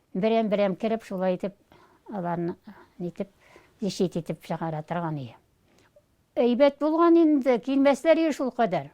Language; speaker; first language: Tatar; native; Tatar